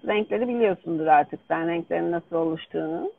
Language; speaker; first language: Turkish; native; Turkish